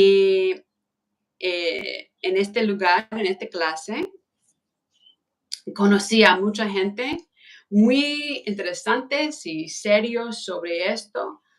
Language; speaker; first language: Spanish; non-native, fluent; English